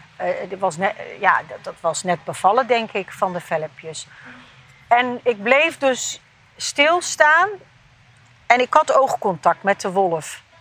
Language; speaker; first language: Dutch; early bilingual, other home language; Turkish